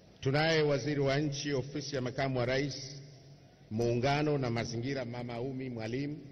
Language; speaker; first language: Swahili; native; Swahili